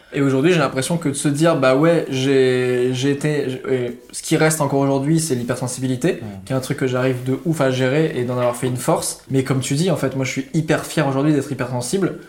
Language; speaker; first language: French; native; French